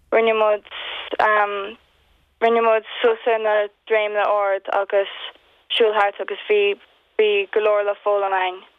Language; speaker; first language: Irish; native; Irish